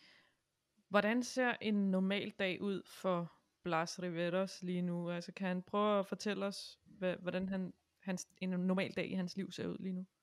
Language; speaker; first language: Danish; native; Danish